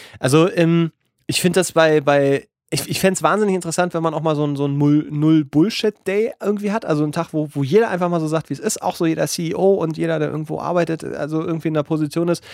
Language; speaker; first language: German; native; German